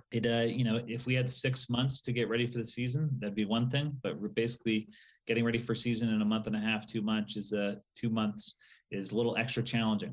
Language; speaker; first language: English; native; English